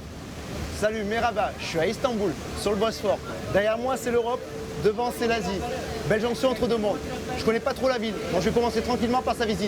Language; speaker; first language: French; native; French